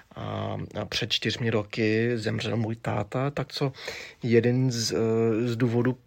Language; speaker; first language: Czech; early bilingual, heritage; Czech